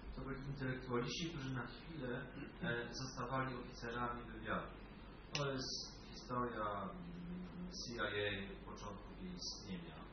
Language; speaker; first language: Polish; native; Polish